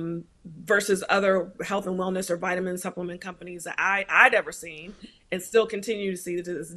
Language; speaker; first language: English; native; English